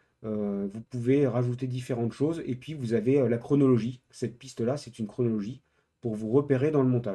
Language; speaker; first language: French; native; French